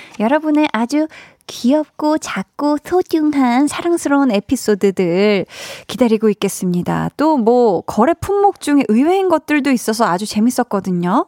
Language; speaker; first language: Korean; native; Korean